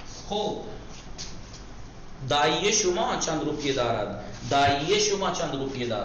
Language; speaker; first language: Persian; non-native, fluent; Urdu